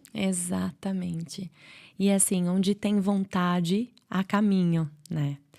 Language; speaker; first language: Portuguese; native; Portuguese